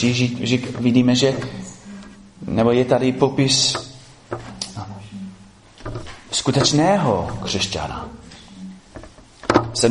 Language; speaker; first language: Czech; non-native, fluent; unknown